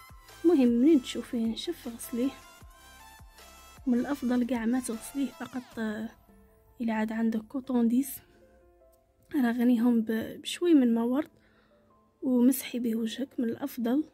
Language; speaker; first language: Arabic; native; Arabic